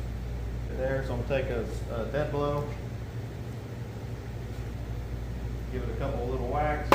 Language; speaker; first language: English; native; English